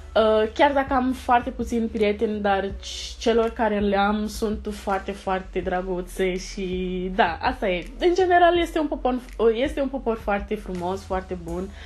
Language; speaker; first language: Romanian; non-native, learner; Portuguese